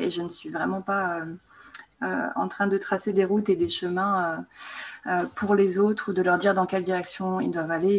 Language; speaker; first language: French; native; French